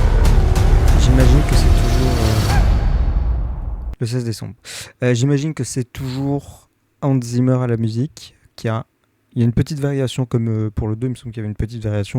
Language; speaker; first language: French; native; French